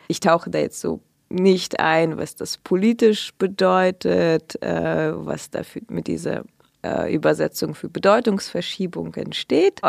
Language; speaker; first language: German; early bilingual, other home language; Russian